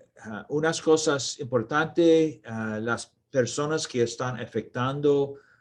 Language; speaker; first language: Spanish; non-native, learner; English